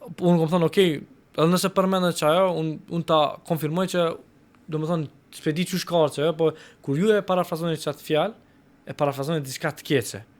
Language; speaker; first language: Albanian; non-native, local second language; Romany